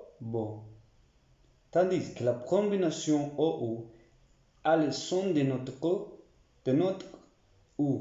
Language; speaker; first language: French; non-native, learner; Spanish